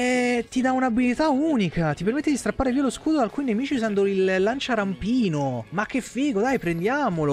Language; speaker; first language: Italian; native; Italian